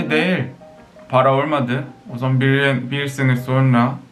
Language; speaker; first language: Turkish; non-native, fluent; Korean